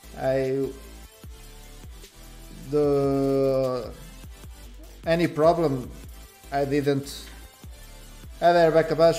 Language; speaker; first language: English; non-native, learner; Portuguese